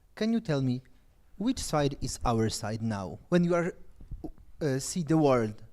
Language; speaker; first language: English; non-native, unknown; Polish